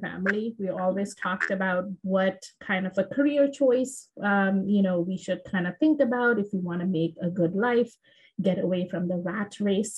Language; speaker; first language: English; non-native, local second language; Bangla